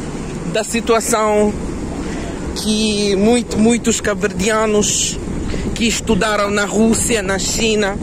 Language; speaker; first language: Portuguese; non-native, fluent; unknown